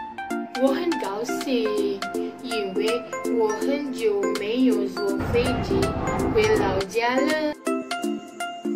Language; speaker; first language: Chinese; non-native, learner; Malay